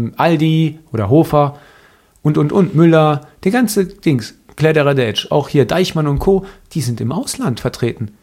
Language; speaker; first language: German; native; German